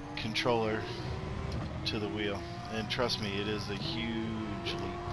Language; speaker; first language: English; native; English